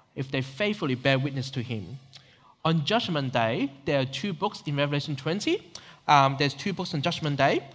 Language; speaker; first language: English; non-native, local second language; Cantonese